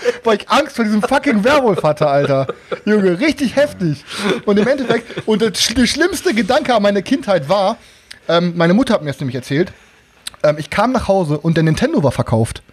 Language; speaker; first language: German; native; German